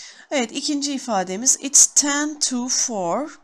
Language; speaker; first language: English; non-native, fluent; Turkish